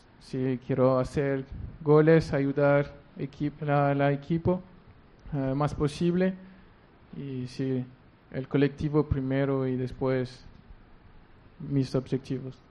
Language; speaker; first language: Spanish; non-native, learner; French